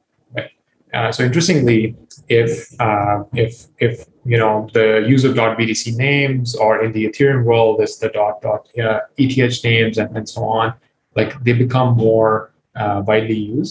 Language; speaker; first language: English; non-native, local second language; Urdu